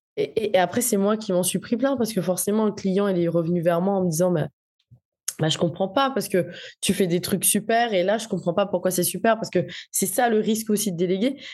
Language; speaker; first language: French; non-native, local second language; Morisyen